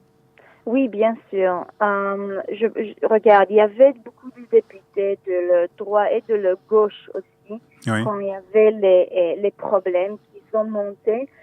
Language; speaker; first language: French; non-native, fluent; Hebrew